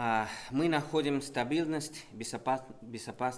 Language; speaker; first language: Russian; non-native, fluent; Spanish